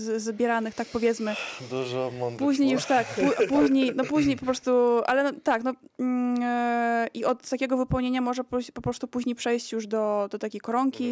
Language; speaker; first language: Polish; early bilingual, heritage; Polish